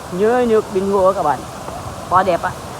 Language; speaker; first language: Vietnamese; non-native, local second language; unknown